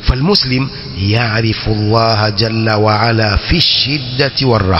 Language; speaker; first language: Arabic; non-native, fluent; Swahili